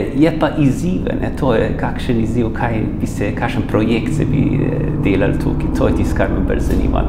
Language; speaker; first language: Slovenian; early bilingual, heritage; Slovenian